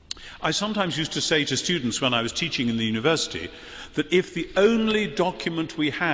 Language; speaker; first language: English; native; English